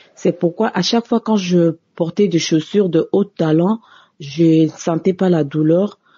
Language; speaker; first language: French; non-native, local second language; Lingala